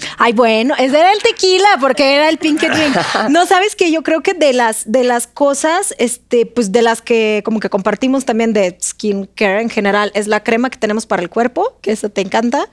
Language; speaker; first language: Spanish; non-native, fluent; Russian